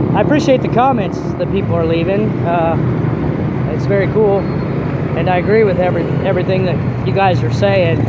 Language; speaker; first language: English; native; English